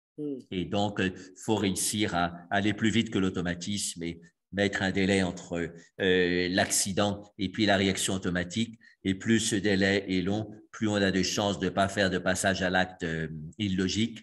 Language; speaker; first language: French; native; French